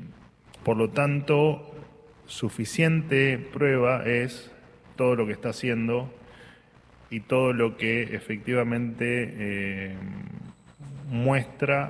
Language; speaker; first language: Spanish; native; Spanish